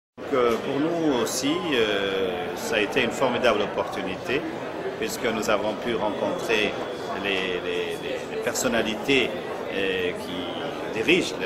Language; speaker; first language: French; non-native, fluent; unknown